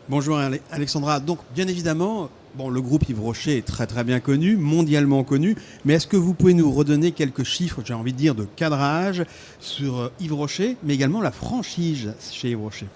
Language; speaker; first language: French; native; French